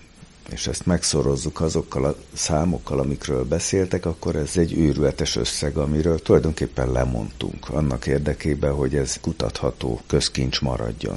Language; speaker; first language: Hungarian; native; Hungarian